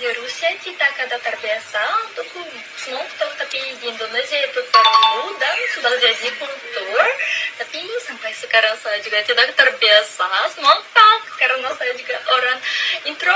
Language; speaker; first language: Indonesian; non-native, fluent; Russian